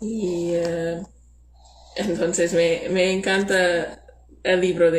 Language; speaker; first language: Spanish; non-native, learner; English